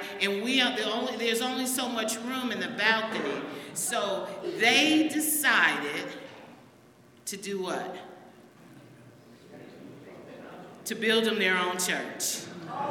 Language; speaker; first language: English; native; English